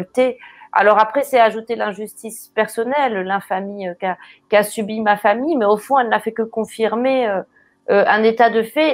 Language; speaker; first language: French; native; French